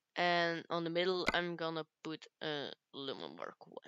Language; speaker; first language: English; non-native, learner; Dutch